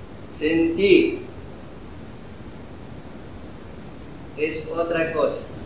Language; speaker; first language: Spanish; non-native, fluent; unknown